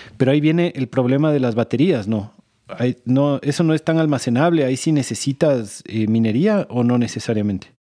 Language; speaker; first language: Spanish; native; Spanish